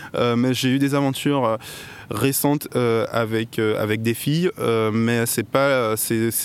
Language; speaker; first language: French; native; French